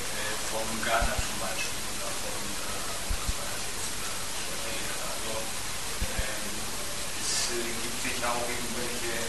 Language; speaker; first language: German; non-native, fluent; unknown